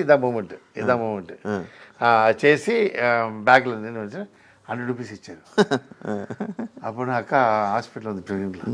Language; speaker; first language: Telugu; non-native, learner; Tamil